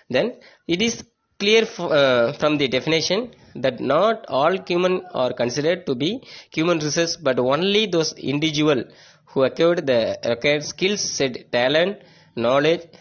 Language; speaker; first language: English; non-native, local second language; Tamil